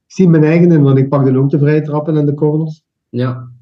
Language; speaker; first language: Dutch; native; Dutch